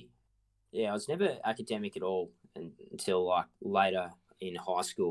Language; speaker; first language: English; native; English